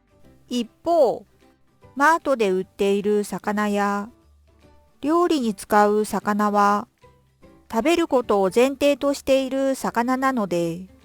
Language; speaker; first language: Japanese; non-native, fluent; Korean